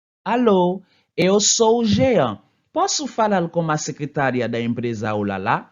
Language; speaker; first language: Portuguese; non-native, fluent; Haitian Creole